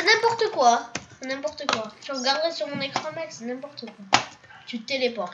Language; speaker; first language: French; native; French